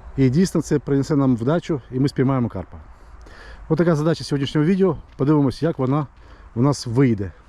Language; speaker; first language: Ukrainian; non-native, local second language; Russian